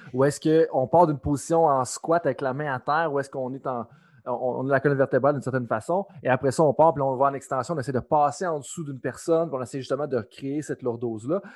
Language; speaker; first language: French; native; French